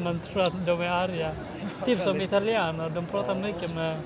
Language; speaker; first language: Swedish; non-native, local second language; Tigrinya